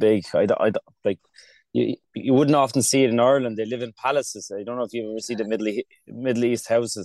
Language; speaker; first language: English; early bilingual, other home language; Kurdish